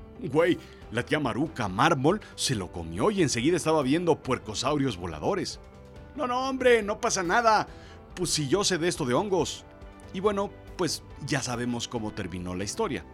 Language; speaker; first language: Spanish; native; Spanish